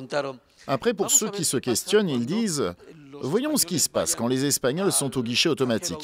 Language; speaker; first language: French; non-native, fluent; Spanish